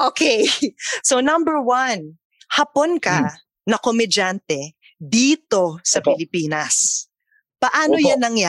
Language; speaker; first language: Filipino; native; Filipino